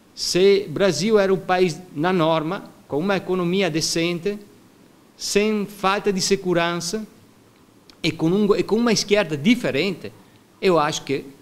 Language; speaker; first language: Portuguese; non-native, fluent; Italian